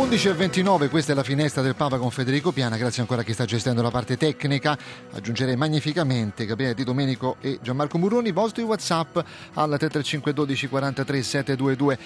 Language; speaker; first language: Italian; native; Italian